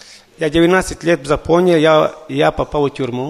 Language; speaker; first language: Russian; non-native, local second language; Ukrainian